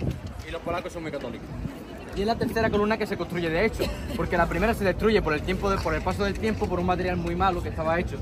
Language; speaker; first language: Spanish; native; Spanish